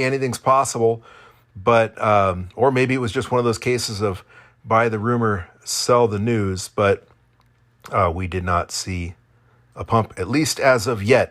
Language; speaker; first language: English; native; English